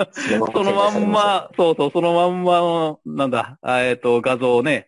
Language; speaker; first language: Japanese; native; Japanese